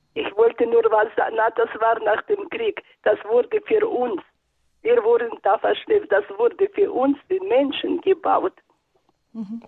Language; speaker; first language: German; non-native, fluent; Russian